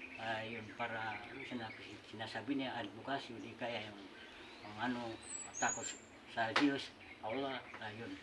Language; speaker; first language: Filipino; non-native, local second language; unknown